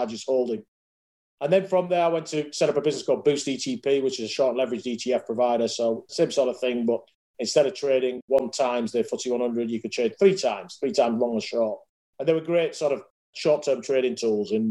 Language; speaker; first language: English; native; English